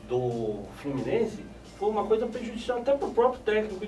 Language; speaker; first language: Portuguese; native; Portuguese